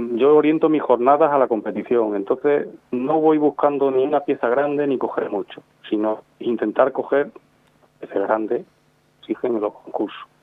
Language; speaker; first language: Spanish; native; Spanish